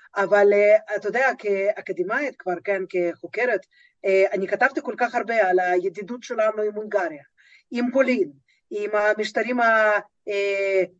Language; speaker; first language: Hebrew; non-native, fluent; Russian